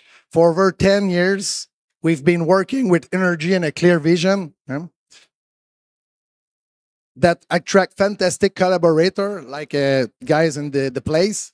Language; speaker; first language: English; non-native, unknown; French